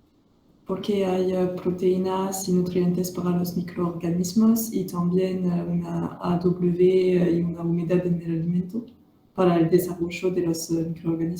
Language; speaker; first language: Spanish; non-native, learner; French